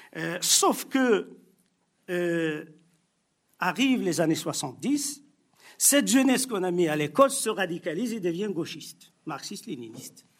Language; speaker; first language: French; non-native, local second language; Arabic